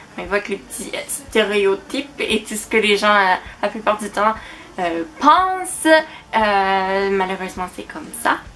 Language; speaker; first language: French; native; French